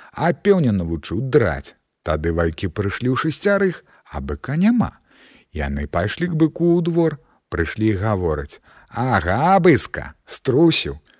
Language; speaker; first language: Belarusian; native; Belarusian